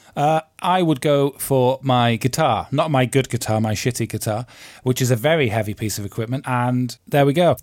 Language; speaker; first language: English; native; English